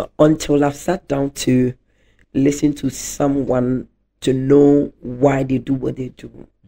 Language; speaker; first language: English; non-native, local second language; Akan